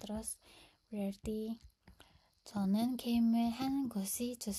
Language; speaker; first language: Korean; non-native, fluent; Indonesian